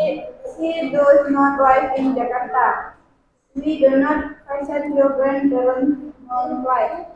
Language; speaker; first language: English; non-native, learner; Indonesian